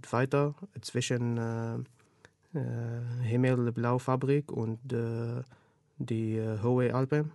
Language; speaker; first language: German; non-native, learner; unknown